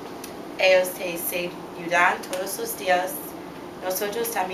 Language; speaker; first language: Spanish; non-native, learner; English